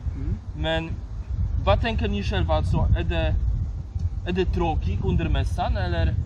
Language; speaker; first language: Swedish; non-native, fluent; Polish